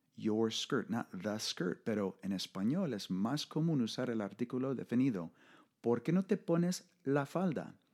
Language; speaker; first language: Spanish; non-native, fluent; English